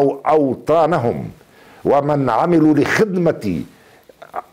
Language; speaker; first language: Arabic; native; Arabic